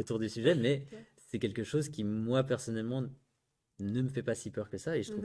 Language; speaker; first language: French; native; French